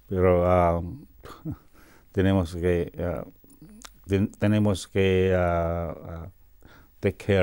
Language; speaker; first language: Spanish; non-native, fluent; Cebuano